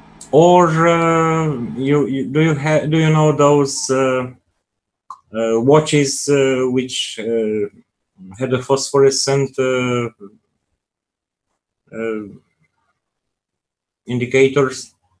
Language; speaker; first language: English; non-native, fluent; Hungarian